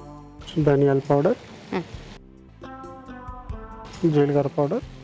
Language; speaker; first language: Telugu; native; Telugu